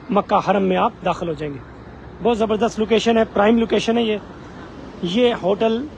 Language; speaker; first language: Urdu; non-native, local second language; Saraiki